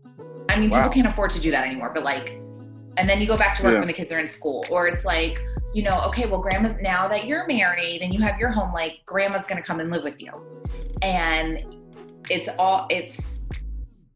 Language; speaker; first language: English; native; English